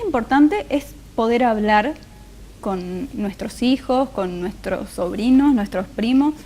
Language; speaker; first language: Spanish; native; Spanish